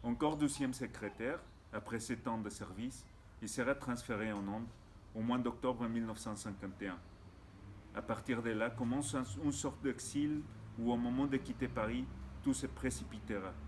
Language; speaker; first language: French; non-native, fluent; Spanish